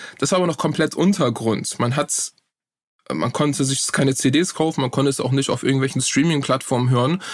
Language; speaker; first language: German; native; German